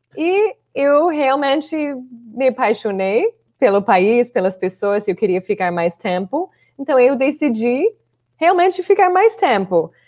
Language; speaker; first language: Portuguese; non-native, fluent; English